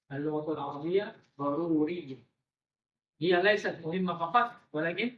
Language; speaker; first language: Arabic; non-native, fluent; Malay